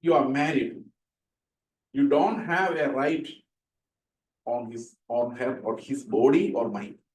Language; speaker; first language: English; non-native, local second language; Malayalam